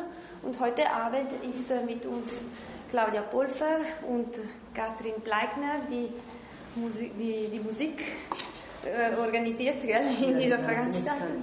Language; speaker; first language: German; non-native, local second language; Italian